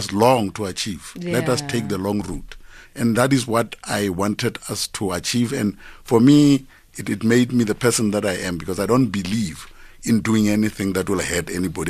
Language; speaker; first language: English; non-native, local second language; Northern Sotho